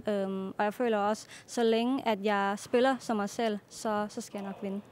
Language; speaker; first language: Danish; non-native, fluent; Thai